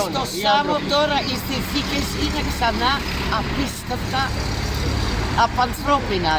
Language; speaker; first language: Greek; non-native, fluent; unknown